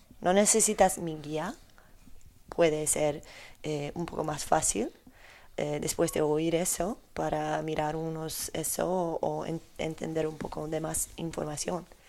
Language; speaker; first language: Spanish; non-native, learner; Polish